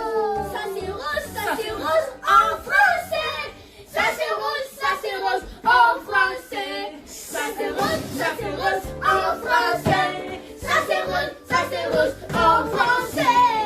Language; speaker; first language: French; early bilingual, other home language; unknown